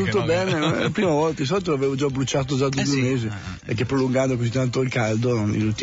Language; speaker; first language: Italian; native; Italian